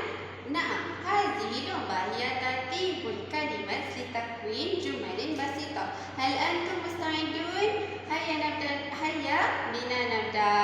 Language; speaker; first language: Arabic; non-native, learner; Malay